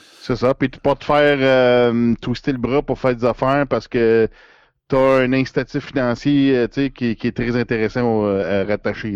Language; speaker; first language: French; native; French